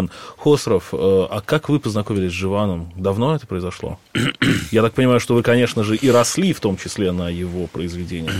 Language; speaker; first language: Russian; native; Russian